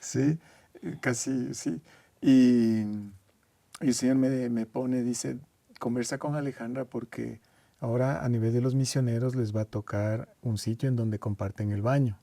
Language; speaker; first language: Spanish; native; Spanish